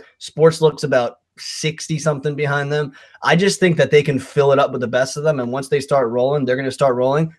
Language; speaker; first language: English; native; English